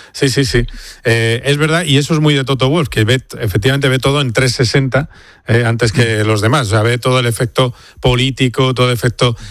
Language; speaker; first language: Spanish; native; Spanish